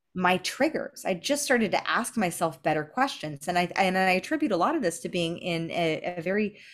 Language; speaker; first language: English; native; English